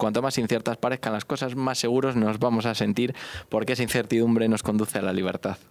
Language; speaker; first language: Spanish; native; Spanish